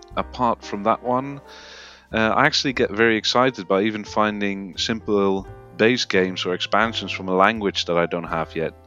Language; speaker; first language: English; non-native, fluent; Dutch